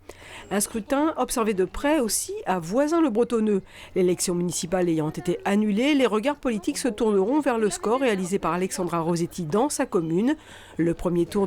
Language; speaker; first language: French; native; French